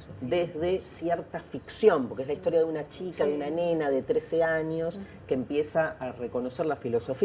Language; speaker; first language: Spanish; native; Spanish